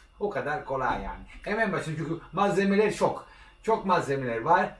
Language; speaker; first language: Turkish; non-native, learner; Italian